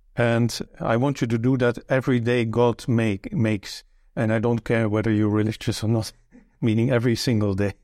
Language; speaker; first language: English; non-native, fluent; Dutch